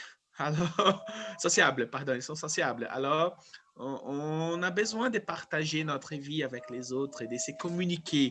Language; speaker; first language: French; non-native, fluent; Portuguese